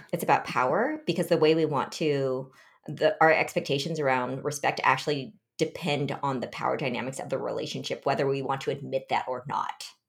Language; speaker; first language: English; early bilingual, other home language; Vietnamese